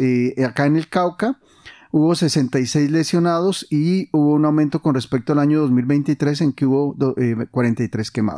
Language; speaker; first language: Spanish; native; Spanish